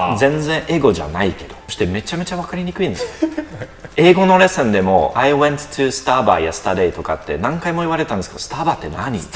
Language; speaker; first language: Japanese; non-native, fluent; French